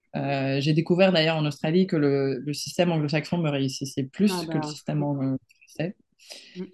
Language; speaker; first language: French; non-native, fluent; Spanish